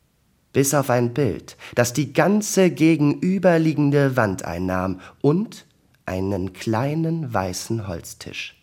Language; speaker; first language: German; native; German